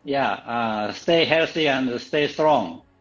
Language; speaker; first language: English; non-native, learner; Japanese